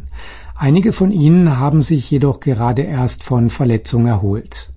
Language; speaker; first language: German; native; German